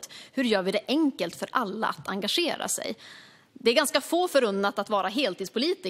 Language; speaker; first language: Swedish; native; Swedish